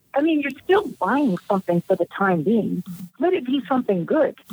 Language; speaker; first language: English; native; English